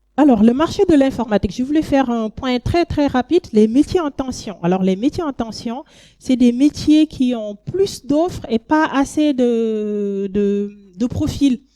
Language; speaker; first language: French; non-native, local second language; Wolof